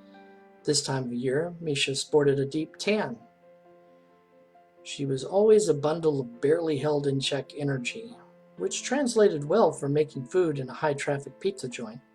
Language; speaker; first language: English; native; English